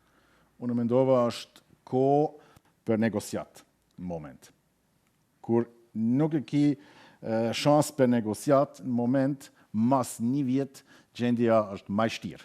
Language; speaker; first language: Albanian; non-native, learner; German